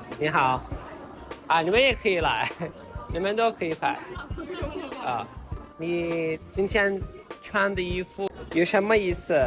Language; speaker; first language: Chinese; non-native, learner; Turkish